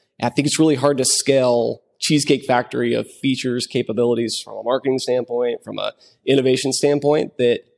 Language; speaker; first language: English; native; English